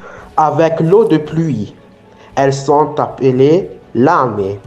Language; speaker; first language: French; non-native, learner; Italian